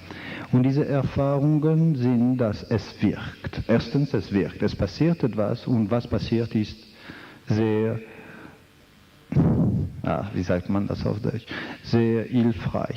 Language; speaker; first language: German; non-native, fluent; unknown